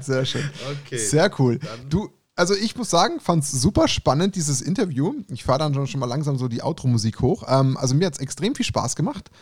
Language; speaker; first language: German; native; German